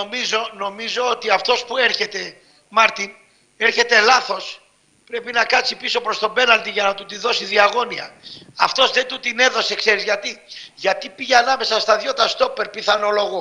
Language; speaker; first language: Greek; native; Greek